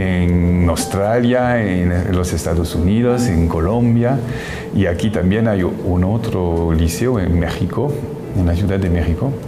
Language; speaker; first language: Spanish; non-native, fluent; French